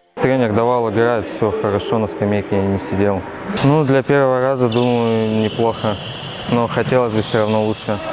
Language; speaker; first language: Russian; native; Russian